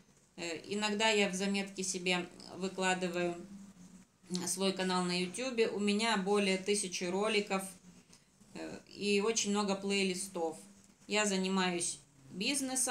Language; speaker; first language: Russian; native; Russian